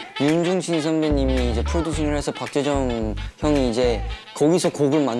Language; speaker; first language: Korean; early bilingual, heritage; Korean